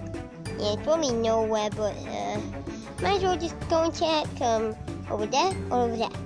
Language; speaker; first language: English; native; English